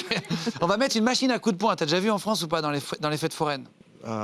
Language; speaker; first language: French; native; French